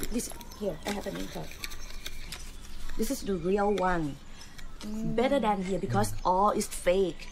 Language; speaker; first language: English; non-native, fluent; Thai